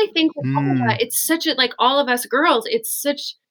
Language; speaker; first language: English; native; English